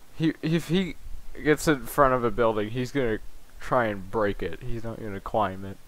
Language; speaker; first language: English; native; English